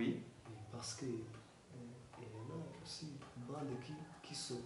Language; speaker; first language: French; non-native, learner; Kinyarwanda